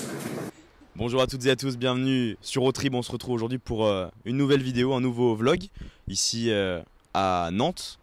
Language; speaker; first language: French; native; French